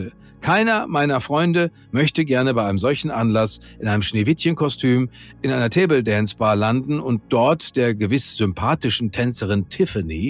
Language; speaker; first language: German; native; German